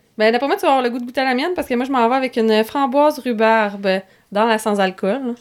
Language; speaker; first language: French; native; French